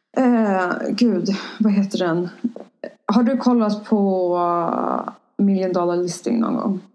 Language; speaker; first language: Swedish; native; Swedish